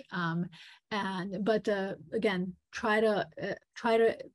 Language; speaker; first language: English; non-native, fluent; Serbian